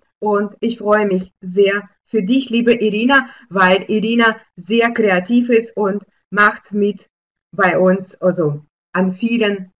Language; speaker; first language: German; non-native, fluent; Russian